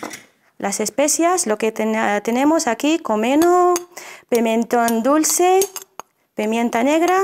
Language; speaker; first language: Spanish; non-native, fluent; Arabic